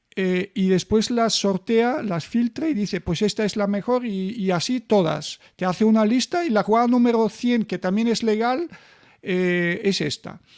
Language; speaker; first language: Spanish; non-native, fluent; Bulgarian